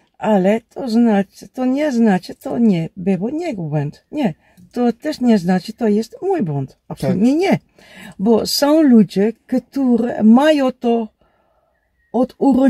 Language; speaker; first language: Polish; non-native, learner; Dutch